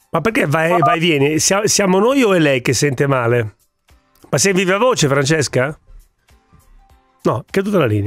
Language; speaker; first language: Italian; native; Italian